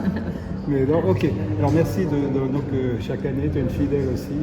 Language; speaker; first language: French; native; French